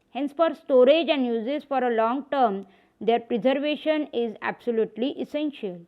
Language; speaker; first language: English; non-native, local second language; Marathi